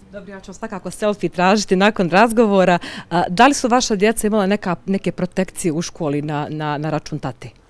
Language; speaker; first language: Bosnian; native; Bosnian